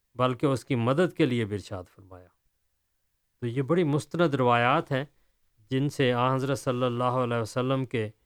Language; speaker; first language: Urdu; native; Urdu